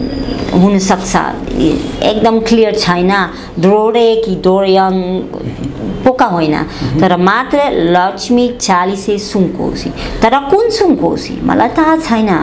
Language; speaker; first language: Nepali; non-native, learner; Dutch